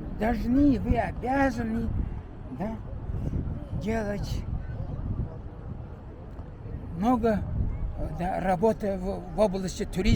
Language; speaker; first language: Russian; non-native, fluent; Mongolian